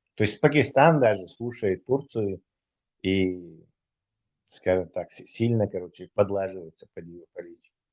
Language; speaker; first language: Russian; non-native, local second language; Chechen